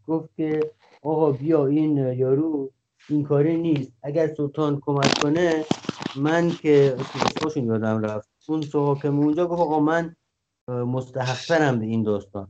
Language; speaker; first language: Persian; non-native, local second language; Kurdish